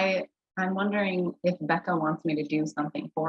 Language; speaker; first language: English; native; English